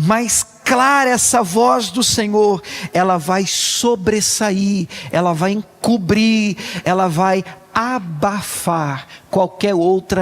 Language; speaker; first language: Portuguese; native; Portuguese